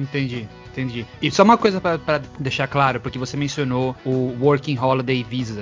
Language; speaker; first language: Portuguese; native; Portuguese